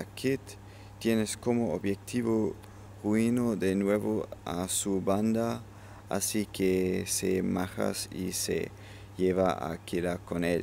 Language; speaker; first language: Spanish; non-native, learner; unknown